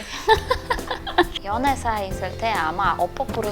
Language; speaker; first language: Korean; non-native, learner; Russian